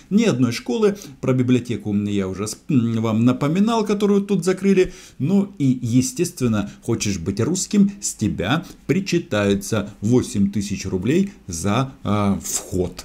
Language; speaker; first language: Russian; native; Russian